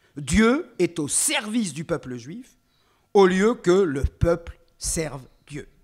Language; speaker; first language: French; native; French